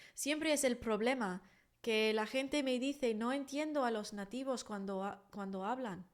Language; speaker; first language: Spanish; non-native, fluent; English